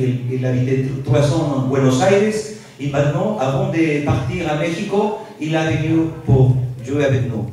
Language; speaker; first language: French; non-native, learner; Spanish